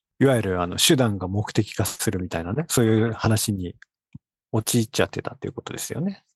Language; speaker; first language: Japanese; native; Japanese